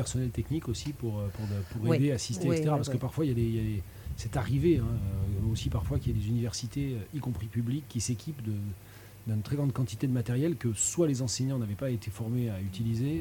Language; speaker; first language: French; native; French